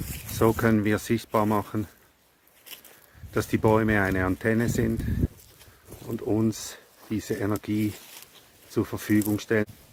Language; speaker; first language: German; native; German